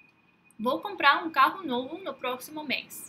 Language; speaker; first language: Portuguese; non-native, fluent; English